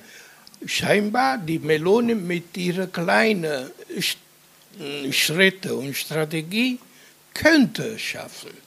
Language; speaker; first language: German; non-native, fluent; Italian